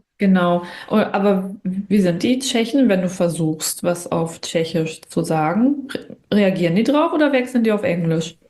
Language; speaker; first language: German; native; German